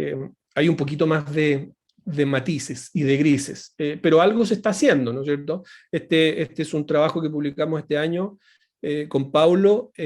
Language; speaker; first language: Spanish; native; Spanish